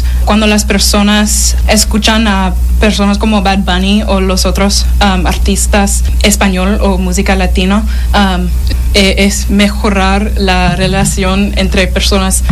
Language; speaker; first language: Spanish; non-native, learner; English